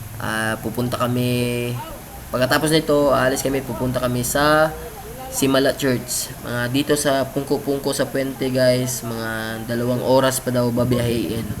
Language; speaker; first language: Filipino; non-native, local second language; Cebuano